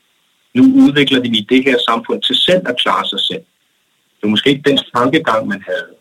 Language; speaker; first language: Danish; non-native, local second language; Kalaallisut